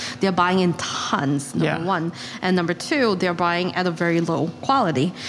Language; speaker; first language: English; non-native, local second language; Chinese